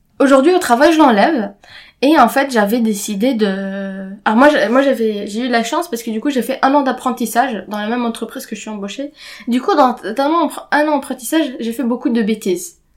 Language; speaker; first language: French; non-native, fluent; Arabic